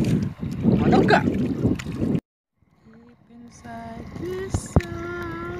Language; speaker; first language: English; non-native, learner; Cebuano